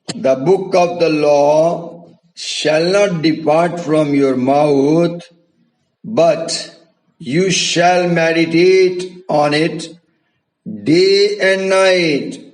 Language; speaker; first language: English; non-native, local second language; Hindi